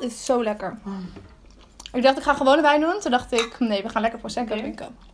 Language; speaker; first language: Dutch; native; Dutch